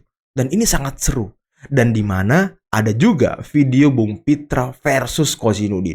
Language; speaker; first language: Indonesian; native; Indonesian